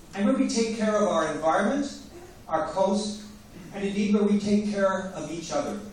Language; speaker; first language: English; native; English